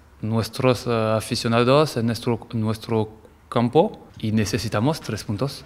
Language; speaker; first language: Spanish; non-native, learner; French